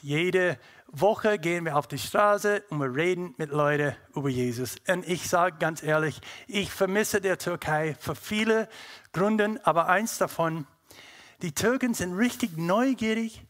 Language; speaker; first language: German; non-native, learner; English